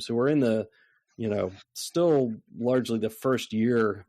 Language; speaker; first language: English; native; English